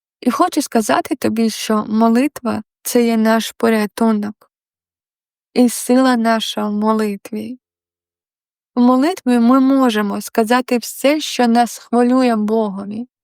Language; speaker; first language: Ukrainian; non-native, local second language; Russian